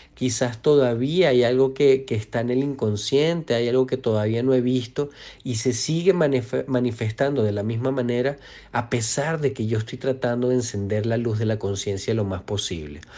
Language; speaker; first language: Spanish; native; Spanish